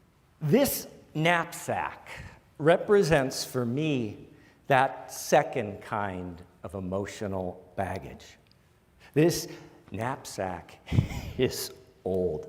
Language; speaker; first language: English; native; English